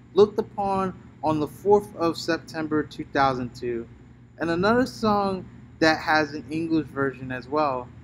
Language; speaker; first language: English; native; English